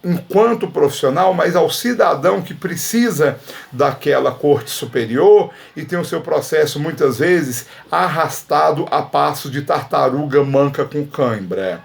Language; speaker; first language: Portuguese; native; Portuguese